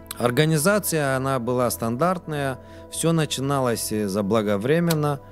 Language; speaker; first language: Russian; non-native, local second language; Romanian